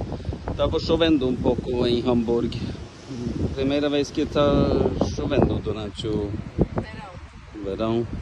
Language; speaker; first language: Portuguese; non-native, fluent; Norwegian